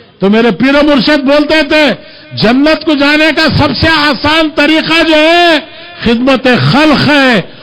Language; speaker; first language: Urdu; native; Urdu